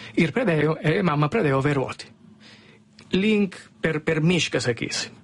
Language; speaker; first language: Lithuanian; non-native, learner; Italian